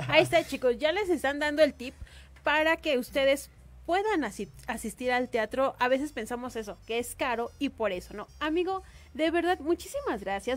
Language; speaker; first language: Spanish; native; Spanish